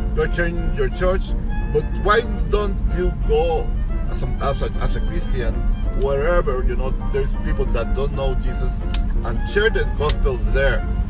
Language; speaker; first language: English; non-native, fluent; Spanish